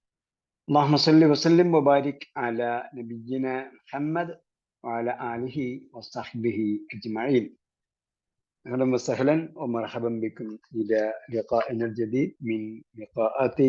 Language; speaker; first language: Arabic; non-native, fluent; Malayalam